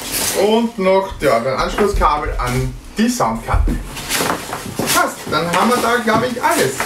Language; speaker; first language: German; native; German